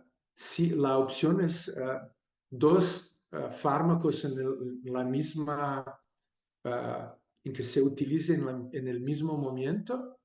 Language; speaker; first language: Spanish; non-native, fluent; Portuguese